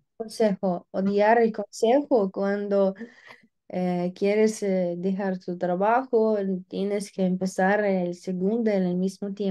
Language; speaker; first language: Spanish; non-native, learner; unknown